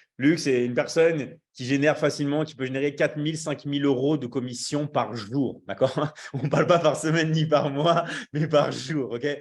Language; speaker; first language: French; native; French